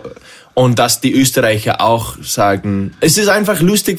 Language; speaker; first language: German; non-native, fluent; English